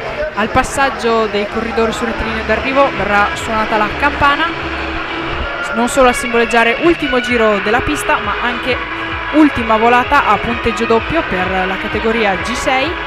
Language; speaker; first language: Italian; native; Italian